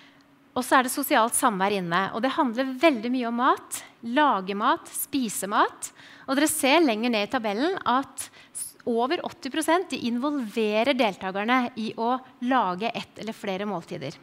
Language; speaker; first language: Norwegian; native; Norwegian